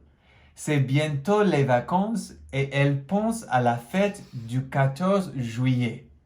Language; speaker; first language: French; non-native, fluent; English